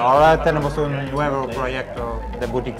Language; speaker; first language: Spanish; non-native, fluent; English